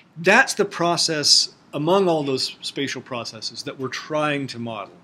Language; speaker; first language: English; native; English